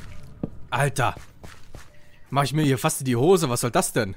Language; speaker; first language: German; native; German